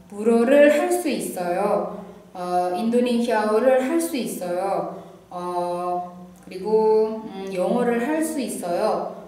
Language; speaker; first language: Korean; non-native, fluent; Indonesian